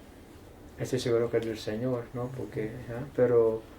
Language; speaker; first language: Spanish; non-native, fluent; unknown